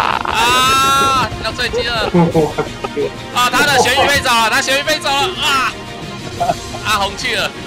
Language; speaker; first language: Chinese; native; Chinese